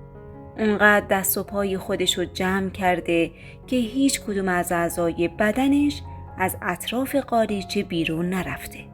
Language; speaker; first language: Persian; native; Persian